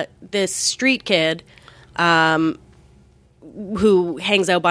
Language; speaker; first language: English; native; English